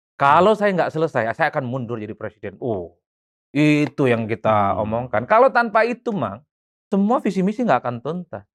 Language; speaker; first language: Indonesian; non-native, local second language; Madurese